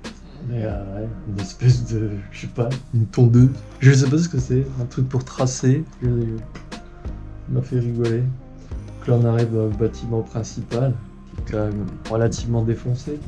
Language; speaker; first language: French; native; French